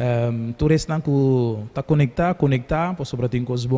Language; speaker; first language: Portuguese; non-native, learner; Papiamento